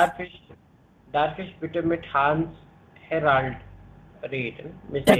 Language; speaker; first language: German; non-native, learner; Hindi